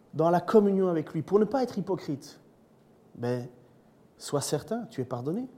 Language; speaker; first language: French; native; French